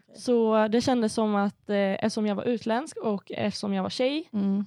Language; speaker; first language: Swedish; native; Swedish